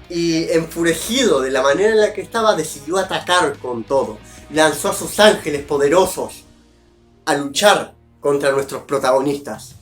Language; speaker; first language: Spanish; native; Spanish